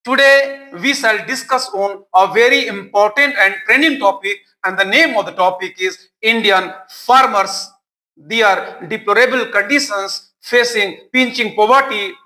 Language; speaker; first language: English; non-native, local second language; Hindi